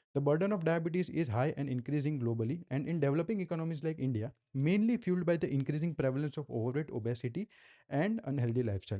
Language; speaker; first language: English; non-native, local second language; Gujarati